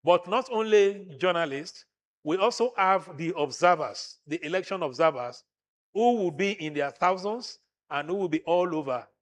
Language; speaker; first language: English; non-native, local second language; Yoruba